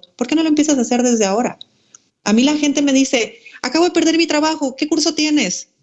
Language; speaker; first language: Spanish; native; Spanish